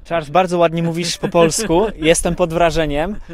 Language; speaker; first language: Polish; native; Polish